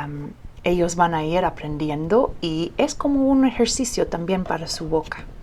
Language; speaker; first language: Spanish; early bilingual, heritage; Spanish